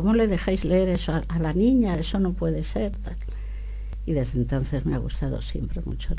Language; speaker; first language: Spanish; native; Spanish